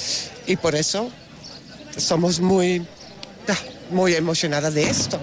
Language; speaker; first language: Spanish; non-native, learner; Dutch